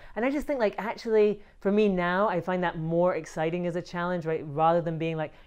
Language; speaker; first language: English; native; English